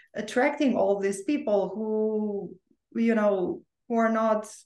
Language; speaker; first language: English; non-native, fluent; Romanian